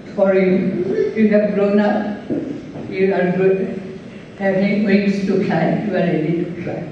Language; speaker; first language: English; non-native, local second language; Assamese